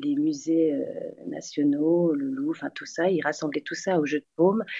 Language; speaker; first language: French; native; French